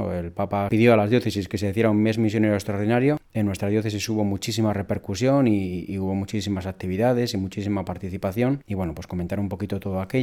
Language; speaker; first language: Spanish; native; Spanish